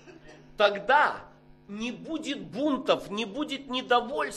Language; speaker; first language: Polish; non-native, learner; Russian